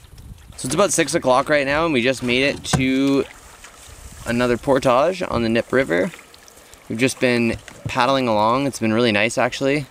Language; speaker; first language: English; native; English